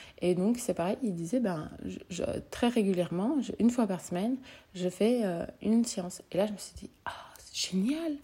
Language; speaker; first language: French; native; French